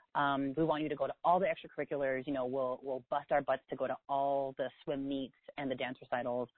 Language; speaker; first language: English; native; English